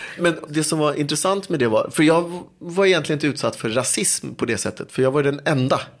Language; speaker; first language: Swedish; early bilingual, other home language; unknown